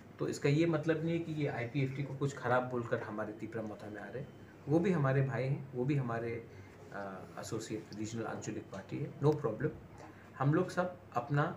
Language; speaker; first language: Hindi; non-native, local second language; Kok Borok